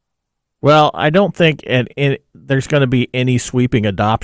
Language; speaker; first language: English; native; English